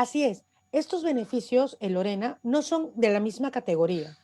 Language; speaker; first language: Spanish; native; Spanish